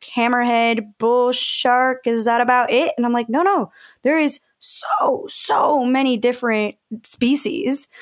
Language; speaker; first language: English; early bilingual, other home language; Spanish